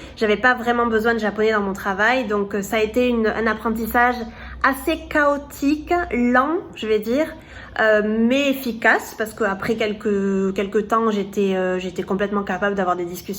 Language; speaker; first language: French; native; French